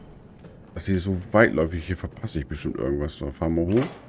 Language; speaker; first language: German; native; German